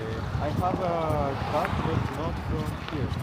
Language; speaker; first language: English; non-native, learner; Spanish